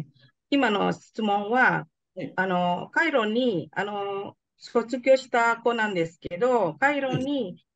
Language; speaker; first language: Japanese; non-native, fluent; Indonesian